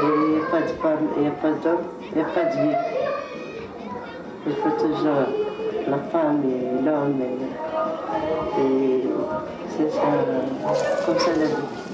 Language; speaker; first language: French; non-native, learner; Arabic